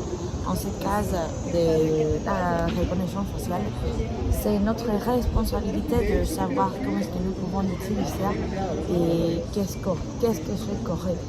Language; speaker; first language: French; non-native, learner; Spanish